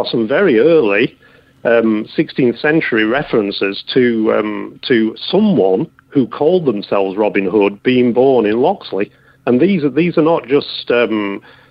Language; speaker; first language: English; native; English